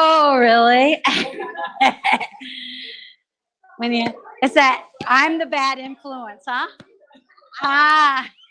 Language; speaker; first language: English; native; English